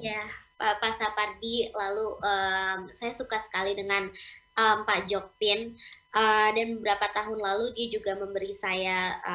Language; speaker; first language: Indonesian; early bilingual, heritage; English